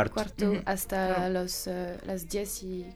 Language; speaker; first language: Spanish; non-native, learner; French